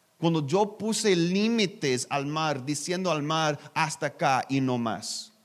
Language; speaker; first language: Spanish; non-native, learner; English